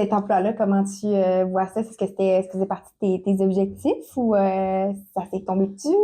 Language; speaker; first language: French; native; French